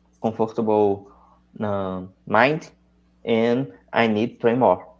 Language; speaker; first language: English; non-native, learner; Portuguese